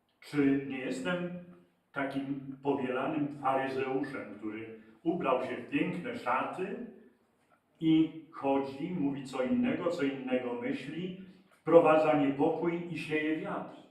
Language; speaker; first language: Polish; native; Polish